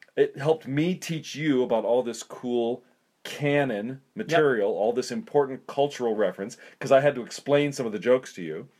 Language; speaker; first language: English; native; English